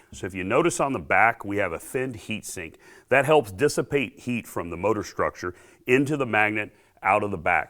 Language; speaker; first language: English; native; English